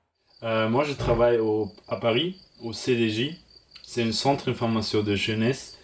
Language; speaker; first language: French; non-native, learner; German